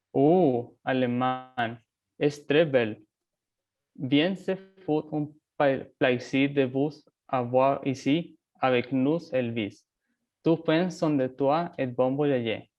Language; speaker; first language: French; non-native, learner; Spanish